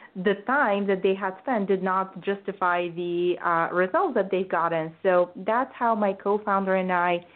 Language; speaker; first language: English; non-native, fluent; Bulgarian